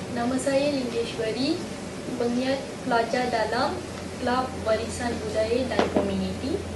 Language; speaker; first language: Malay; non-native, local second language; Tamil